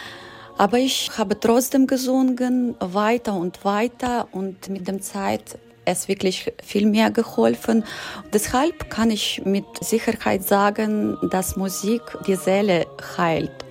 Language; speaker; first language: German; non-native, learner; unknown